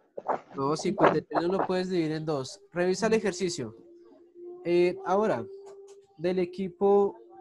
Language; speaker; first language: Spanish; native; Spanish